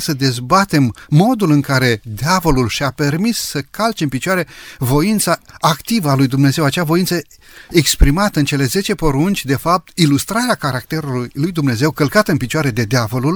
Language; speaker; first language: Romanian; native; Romanian